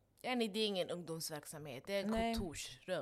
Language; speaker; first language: Swedish; non-native, local second language; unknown